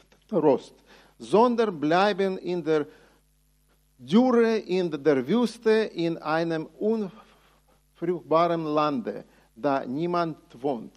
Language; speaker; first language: German; non-native, fluent; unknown